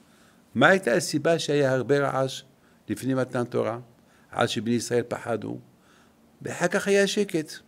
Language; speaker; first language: Hebrew; non-native, fluent; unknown